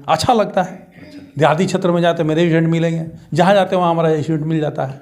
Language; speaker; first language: Hindi; native; Hindi